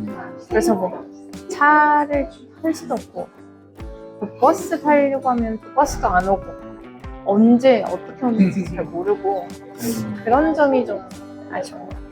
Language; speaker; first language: Korean; non-native, fluent; Mongolian